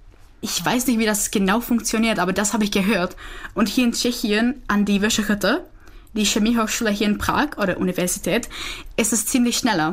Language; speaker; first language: German; non-native, fluent; Czech